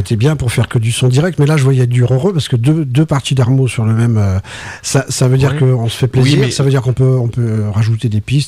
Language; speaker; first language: French; native; French